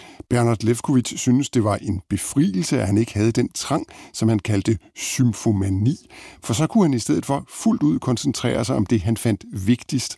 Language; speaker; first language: Danish; native; Danish